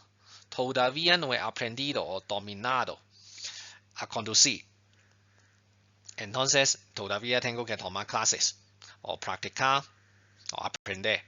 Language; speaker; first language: Spanish; non-native, fluent; Chinese